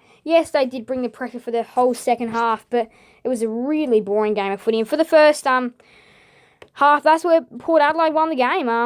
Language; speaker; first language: English; native; English